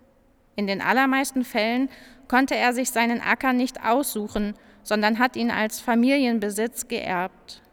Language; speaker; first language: German; native; German